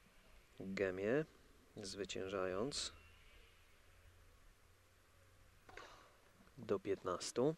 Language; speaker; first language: Polish; native; Polish